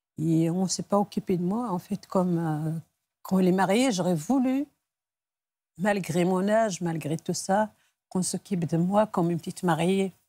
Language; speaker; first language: French; non-native, local second language; Arabic